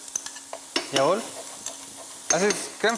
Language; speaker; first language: German; non-native, learner; Spanish